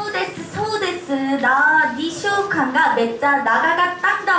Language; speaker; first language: Japanese; non-native, learner; Korean